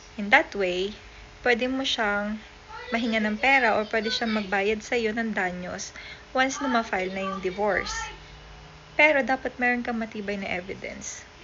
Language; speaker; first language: Filipino; native; Filipino